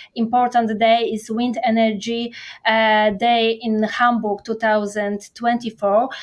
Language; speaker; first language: English; non-native, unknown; Polish